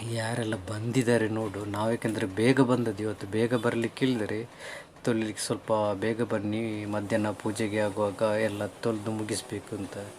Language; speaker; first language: Kannada; non-native, local second language; Tulu